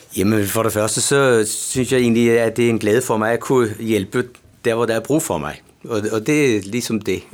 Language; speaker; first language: Danish; native; Danish